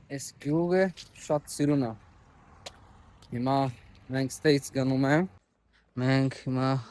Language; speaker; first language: Armenian; non-native, learner; Hindi